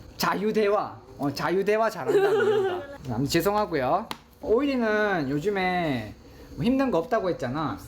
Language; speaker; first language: Korean; native; Korean